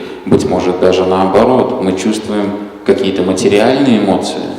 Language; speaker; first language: Russian; native; Russian